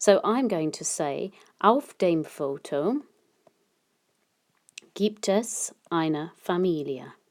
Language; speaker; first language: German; non-native, fluent; English